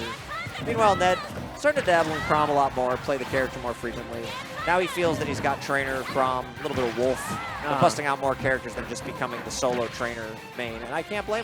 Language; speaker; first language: English; native; English